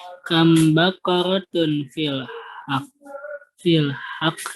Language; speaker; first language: Arabic; non-native, learner; Indonesian